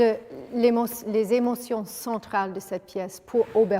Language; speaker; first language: French; non-native, fluent; English